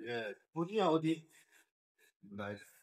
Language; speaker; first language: Korean; non-native, learner; Filipino